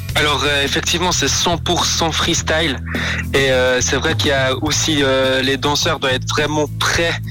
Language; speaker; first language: French; native; French